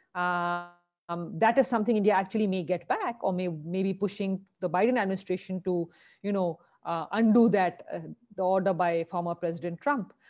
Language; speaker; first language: English; non-native, local second language; Hindi